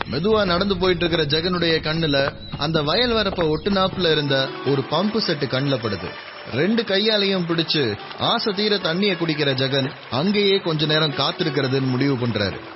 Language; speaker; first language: Tamil; native; Tamil